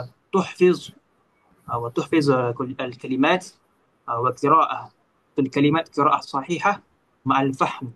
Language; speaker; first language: Arabic; non-native, learner; Malay